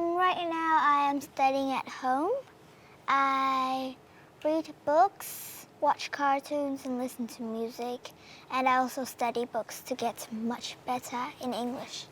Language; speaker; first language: English; non-native, fluent; Vietnamese